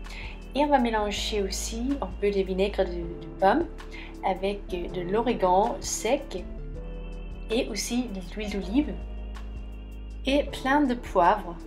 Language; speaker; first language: French; non-native, fluent; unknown